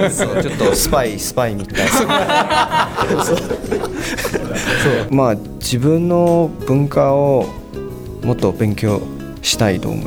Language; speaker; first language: Japanese; non-native, learner; Chinese